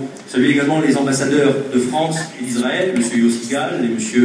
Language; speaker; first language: French; native; French